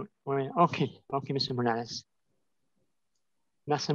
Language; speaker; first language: French; non-native, local second language; Arabic